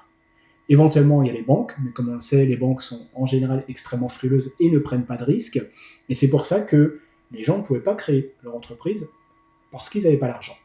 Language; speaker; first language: French; native; French